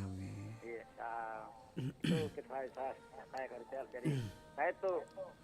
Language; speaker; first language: Indonesian; non-native, local second language; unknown